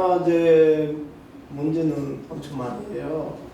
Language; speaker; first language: Korean; non-native, learner; Bangla